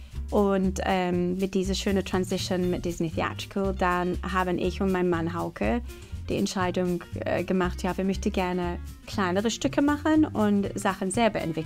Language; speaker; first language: German; non-native, fluent; English